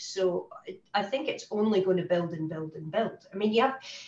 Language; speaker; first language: English; native; English